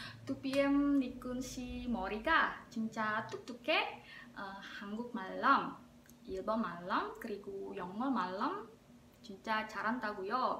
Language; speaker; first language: Korean; non-native, learner; Indonesian